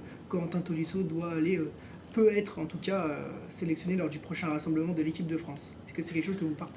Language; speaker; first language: French; native; French